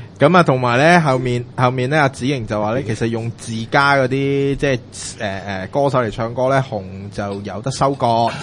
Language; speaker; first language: Chinese; non-native, local second language; Cantonese